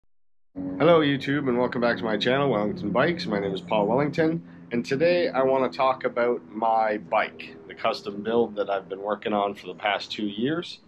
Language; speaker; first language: English; native; English